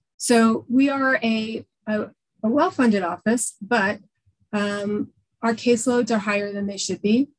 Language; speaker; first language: English; native; English